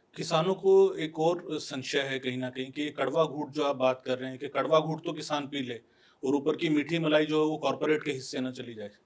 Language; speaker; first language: Hindi; non-native, local second language; Punjabi